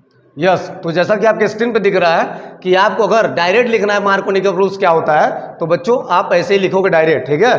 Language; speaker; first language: Hindi; native; Hindi